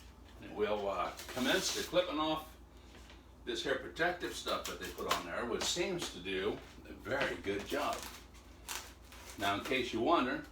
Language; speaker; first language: English; native; English